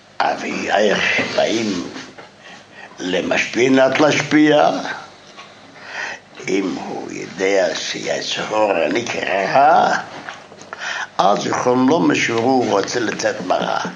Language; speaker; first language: Hebrew; non-native, fluent; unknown